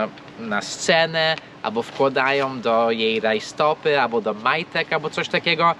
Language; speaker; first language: Polish; non-native, fluent; English